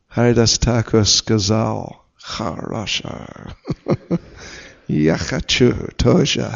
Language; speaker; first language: Russian; non-native, learner; English